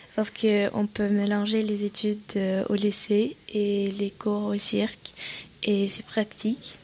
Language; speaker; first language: French; non-native, learner; Russian